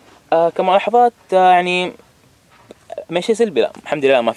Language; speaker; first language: Arabic; native; Arabic